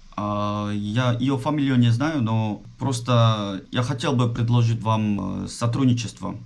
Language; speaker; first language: Russian; non-native, fluent; Korean